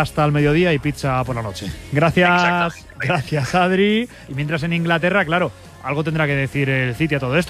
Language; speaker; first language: Spanish; native; Spanish